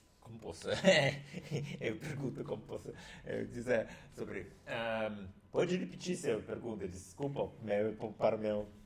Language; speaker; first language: Portuguese; non-native, learner; Russian